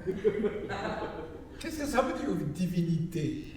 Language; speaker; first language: French; non-native, learner; Japanese